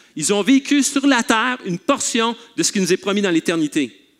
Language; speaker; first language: French; native; French